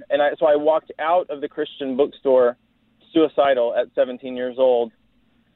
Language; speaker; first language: English; native; English